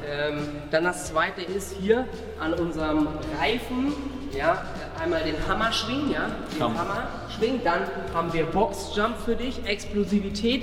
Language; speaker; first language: German; native; German